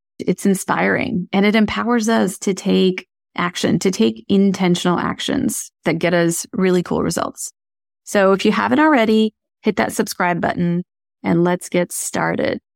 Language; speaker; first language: English; early bilingual, other home language; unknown